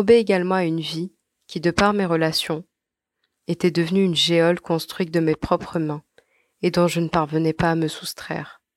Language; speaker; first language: French; non-native, local second language; Arabic